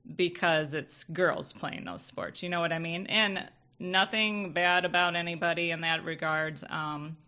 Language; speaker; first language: English; native; English